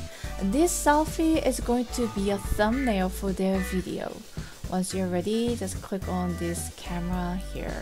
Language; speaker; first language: English; non-native, fluent; Korean